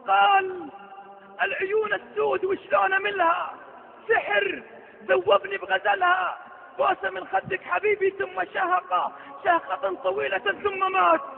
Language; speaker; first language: Arabic; native; Arabic